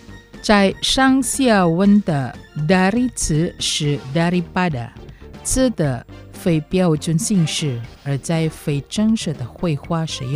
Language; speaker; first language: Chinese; non-native, fluent; Indonesian